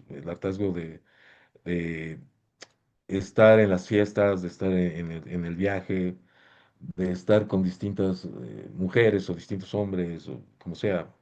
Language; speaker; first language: Spanish; native; Spanish